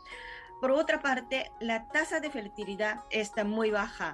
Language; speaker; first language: Spanish; non-native, fluent; Japanese